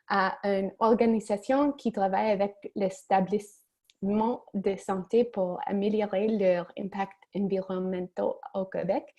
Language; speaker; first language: French; non-native, learner; English